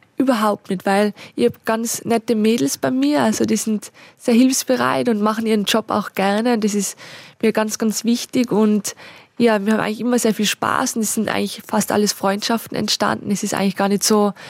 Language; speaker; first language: German; native; German